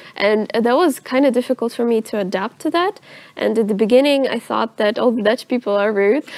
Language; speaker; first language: English; non-native, fluent; Russian